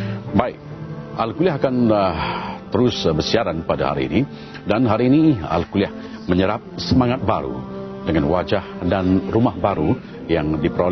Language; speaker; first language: Malay; native; Malay